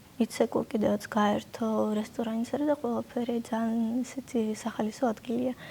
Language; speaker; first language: Georgian; non-native, local second language; Russian